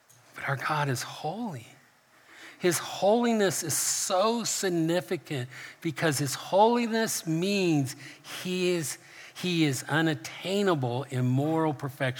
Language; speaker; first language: English; native; English